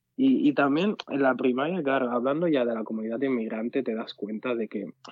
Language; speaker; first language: Spanish; early bilingual, other home language; Arabic